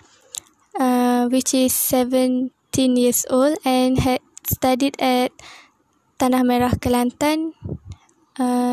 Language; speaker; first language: English; non-native, local second language; Malay